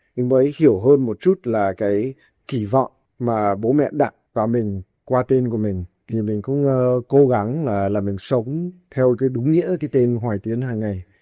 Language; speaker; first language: Vietnamese; non-native, fluent; English